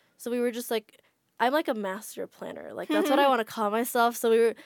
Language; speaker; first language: English; non-native, fluent; Indonesian